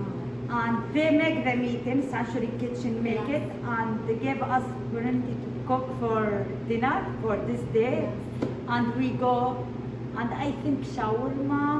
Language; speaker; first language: English; non-native, learner; Arabic